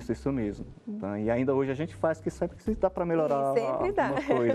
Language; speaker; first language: Portuguese; native; Portuguese